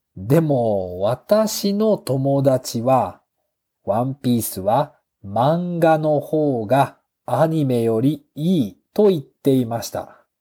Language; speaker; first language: Japanese; native; Japanese